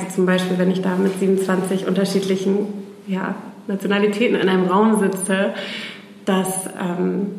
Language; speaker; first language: German; native; German